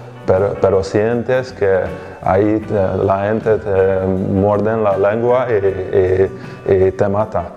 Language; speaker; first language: Spanish; non-native, fluent; Hungarian